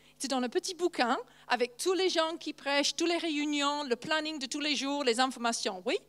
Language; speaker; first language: French; non-native, fluent; English